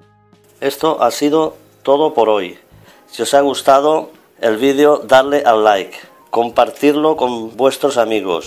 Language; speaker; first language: Spanish; native; Spanish